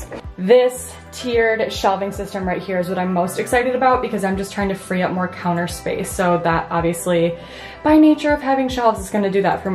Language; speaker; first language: English; native; English